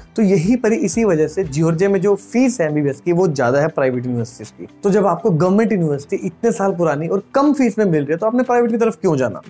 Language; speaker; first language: Hindi; native; Hindi